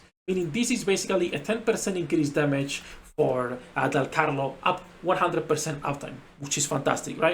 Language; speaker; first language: English; non-native, fluent; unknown